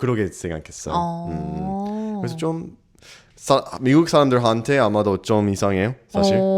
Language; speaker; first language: Korean; non-native, learner; English